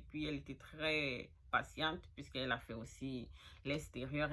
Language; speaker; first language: French; non-native, local second language; Fula